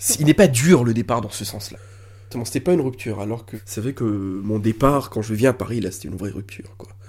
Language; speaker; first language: French; non-native, local second language; Morisyen